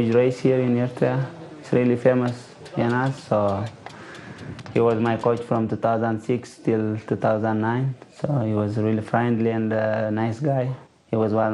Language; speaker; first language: English; non-native, learner; Tigrinya